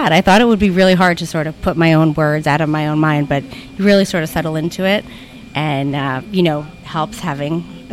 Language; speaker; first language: English; native; English